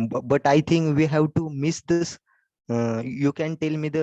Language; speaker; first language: English; non-native, learner; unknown